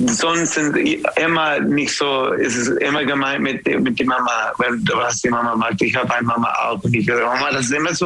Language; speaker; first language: German; non-native, learner; English